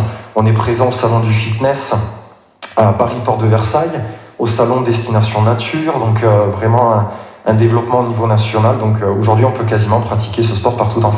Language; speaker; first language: French; native; French